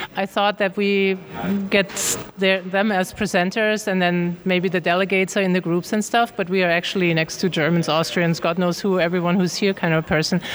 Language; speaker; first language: English; non-native, fluent; German